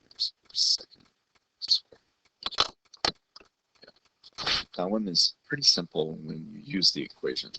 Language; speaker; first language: English; native; English